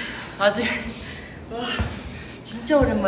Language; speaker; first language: Korean; non-native, fluent; Japanese